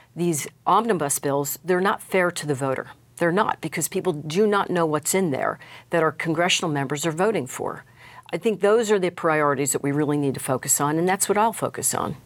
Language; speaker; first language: English; native; English